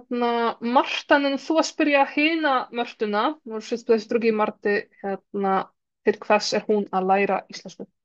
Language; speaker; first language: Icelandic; non-native, fluent; Polish